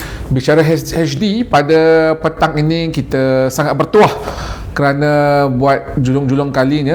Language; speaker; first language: Malay; native; Malay